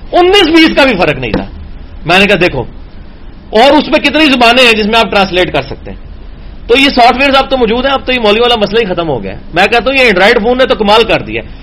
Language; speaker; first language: Urdu; non-native, local second language; Punjabi